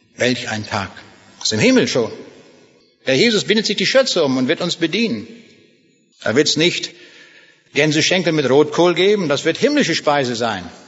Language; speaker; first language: German; native; German